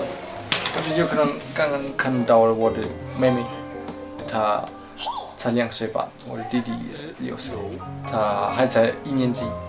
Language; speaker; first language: Chinese; non-native, learner; German